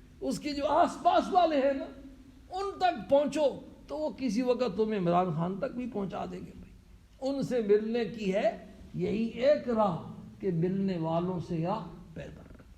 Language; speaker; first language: Urdu; non-native, local second language; Punjabi